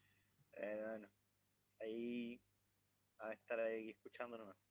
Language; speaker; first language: Spanish; native; Spanish